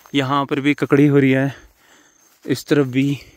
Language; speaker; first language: Hindi; native; Hindi